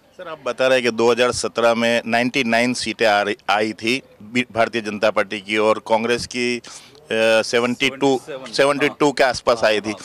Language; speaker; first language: Hindi; non-native, local second language; Gujarati